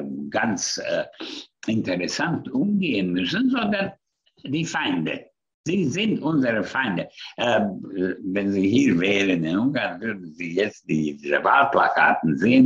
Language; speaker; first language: German; non-native, fluent; Hungarian